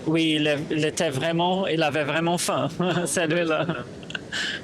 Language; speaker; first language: French; non-native, fluent; Portuguese